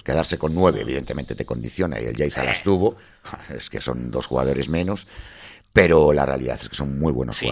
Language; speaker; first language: Spanish; native; Spanish